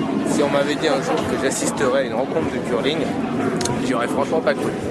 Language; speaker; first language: French; native; French